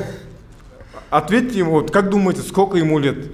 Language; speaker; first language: Russian; native; Russian